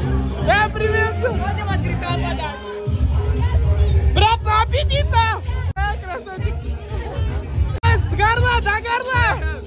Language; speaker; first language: Russian; non-native, local second language; Kazakh